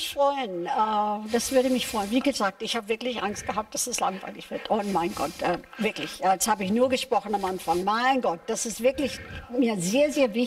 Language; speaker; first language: German; non-native, fluent; English